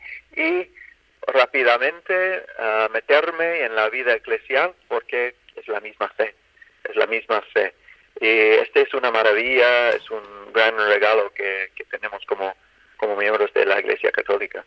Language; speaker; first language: Spanish; non-native, fluent; English